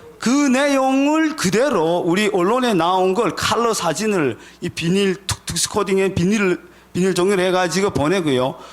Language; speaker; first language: Korean; native; Korean